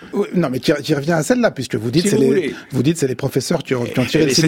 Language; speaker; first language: French; native; French